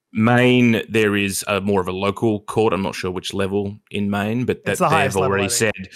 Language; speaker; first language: English; native; English